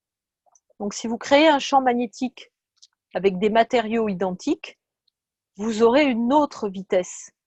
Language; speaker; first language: French; native; French